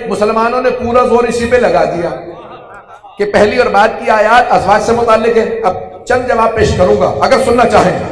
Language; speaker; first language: Urdu; native; Urdu